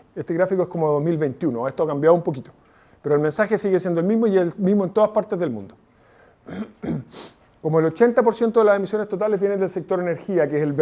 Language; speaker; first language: Spanish; native; Spanish